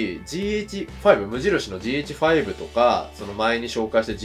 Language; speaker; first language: Japanese; native; Japanese